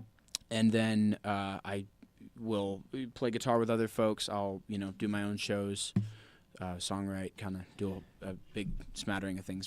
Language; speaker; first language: English; native; English